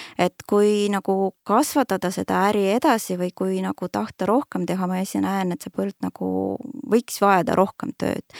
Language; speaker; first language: Estonian; non-native, local second language; Russian